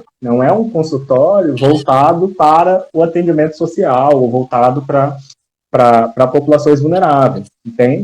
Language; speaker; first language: Portuguese; native; Portuguese